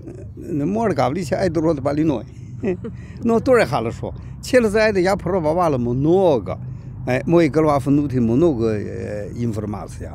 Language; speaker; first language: Russian; non-native, learner; Chinese